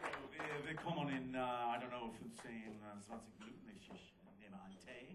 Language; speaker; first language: German; non-native, learner; English